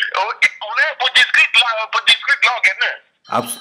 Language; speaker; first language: Swedish; non-native, fluent; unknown